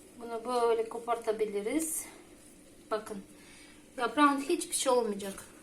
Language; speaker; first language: Turkish; non-native, fluent; Russian